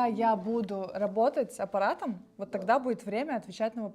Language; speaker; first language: Russian; non-native, fluent; Estonian